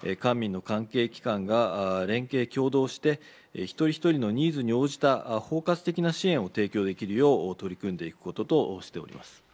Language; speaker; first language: Japanese; native; Japanese